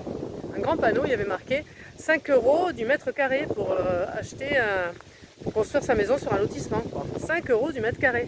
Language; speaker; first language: French; native; French